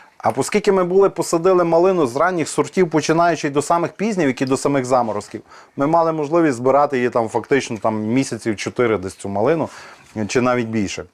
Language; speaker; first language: Ukrainian; native; Ukrainian